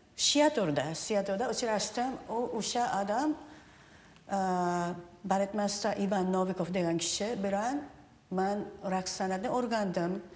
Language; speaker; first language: Uzbek; non-native, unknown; Japanese